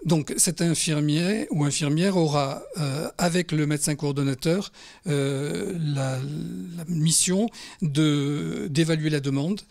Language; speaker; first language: French; native; French